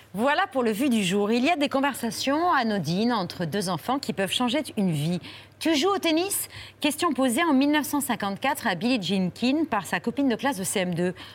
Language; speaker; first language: French; native; French